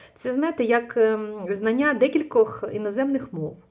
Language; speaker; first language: Ukrainian; non-native, local second language; Russian